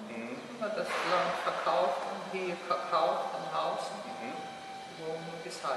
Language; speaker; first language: German; early bilingual, heritage; German